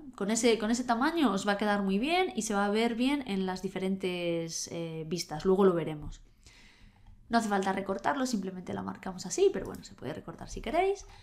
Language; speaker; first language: Spanish; native; Spanish